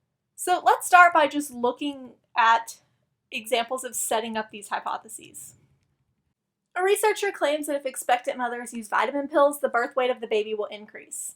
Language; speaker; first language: English; native; English